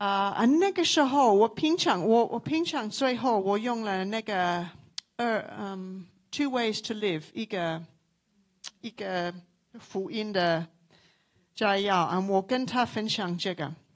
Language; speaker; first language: Chinese; non-native, local second language; English